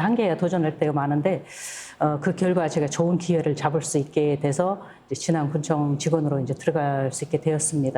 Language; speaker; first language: Korean; non-native, fluent; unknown